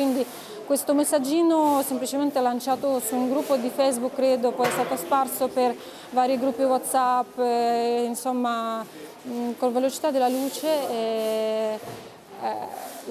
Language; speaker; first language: Italian; non-native, fluent; Ukrainian